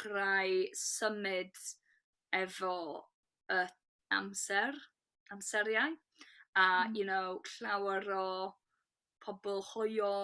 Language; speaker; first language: Welsh; non-native, local second language; English